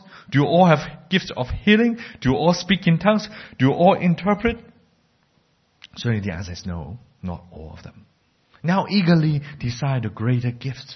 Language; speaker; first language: English; non-native, fluent; Cantonese